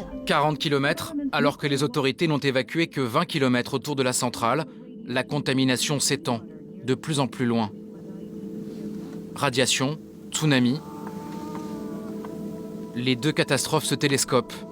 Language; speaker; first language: French; native; French